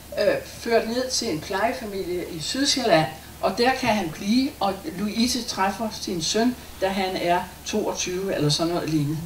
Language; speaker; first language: Danish; native; Danish